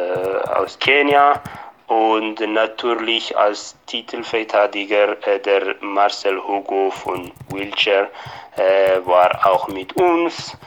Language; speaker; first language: German; non-native, fluent; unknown